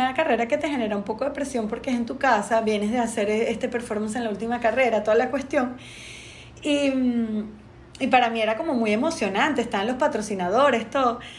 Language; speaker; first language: Spanish; native; Spanish